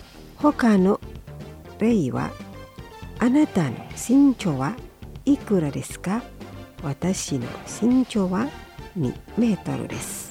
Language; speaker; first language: Japanese; non-native, fluent; Indonesian